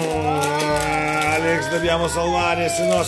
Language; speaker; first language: Italian; non-native, fluent; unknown